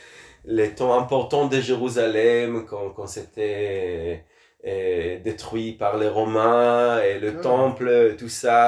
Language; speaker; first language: French; non-native, fluent; Hebrew